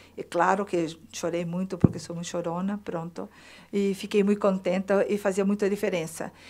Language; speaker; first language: Portuguese; native; Portuguese